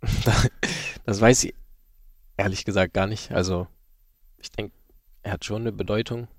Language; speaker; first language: German; native; German